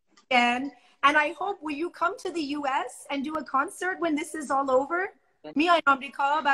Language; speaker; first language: English; early bilingual, other home language; Persian